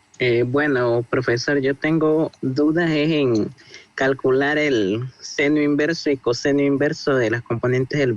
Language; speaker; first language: Spanish; native; Spanish